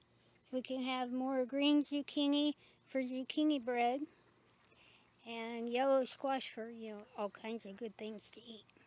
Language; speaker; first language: English; native; English